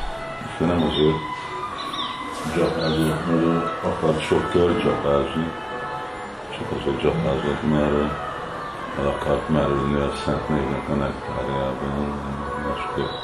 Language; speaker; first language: Hungarian; early bilingual, heritage; Hungarian